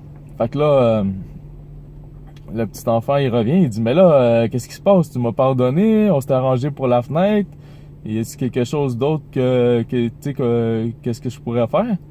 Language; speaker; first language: French; native; French